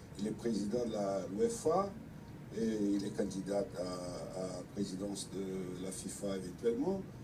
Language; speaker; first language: French; non-native, fluent; Portuguese